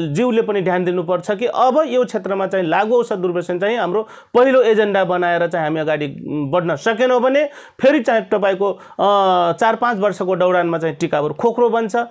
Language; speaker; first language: Nepali; non-native, local second language; Rana Tharu